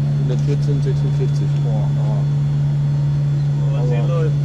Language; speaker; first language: German; native; German